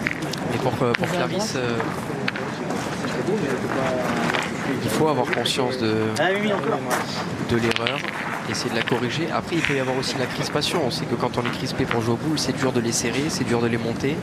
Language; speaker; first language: French; native; French